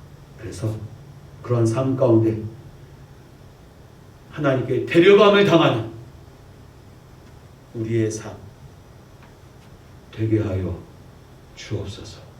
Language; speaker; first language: Korean; native; Korean